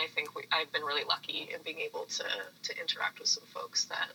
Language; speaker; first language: English; native; English